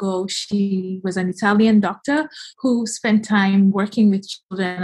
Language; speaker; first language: English; non-native, local second language; Igbo